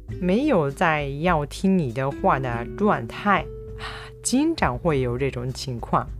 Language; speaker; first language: Chinese; non-native, fluent; Japanese